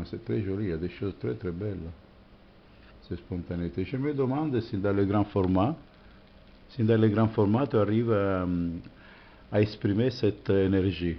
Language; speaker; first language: French; non-native, fluent; Italian